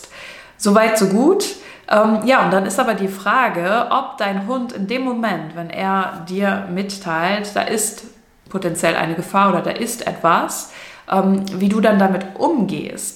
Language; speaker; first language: German; native; German